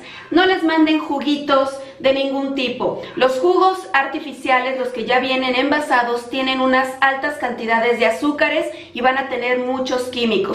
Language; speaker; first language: Spanish; native; Spanish